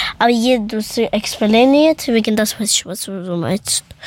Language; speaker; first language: German; early bilingual, other home language; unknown